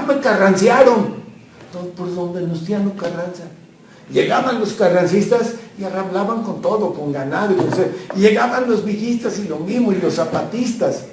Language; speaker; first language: Spanish; native; Spanish